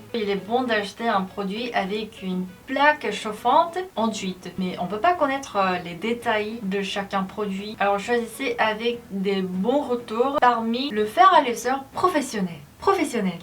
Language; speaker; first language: French; non-native, learner; Korean